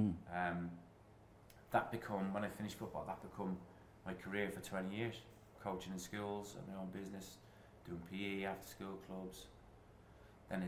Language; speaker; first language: English; native; English